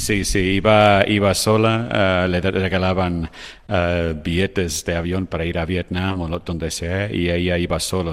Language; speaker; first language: Spanish; non-native, fluent; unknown